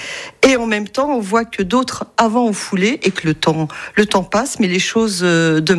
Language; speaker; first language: French; native; French